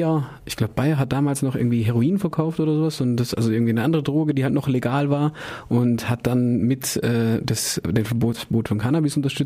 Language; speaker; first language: German; native; German